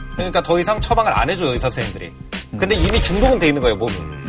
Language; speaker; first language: Korean; non-native, fluent; Spanish